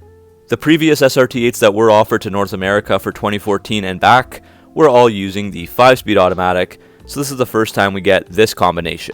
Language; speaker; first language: English; native; English